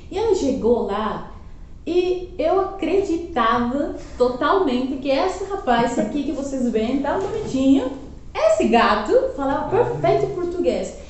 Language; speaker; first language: Portuguese; non-native, learner; Spanish